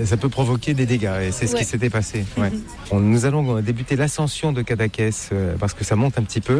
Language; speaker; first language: French; native; French